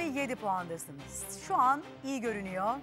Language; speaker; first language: Turkish; native; Turkish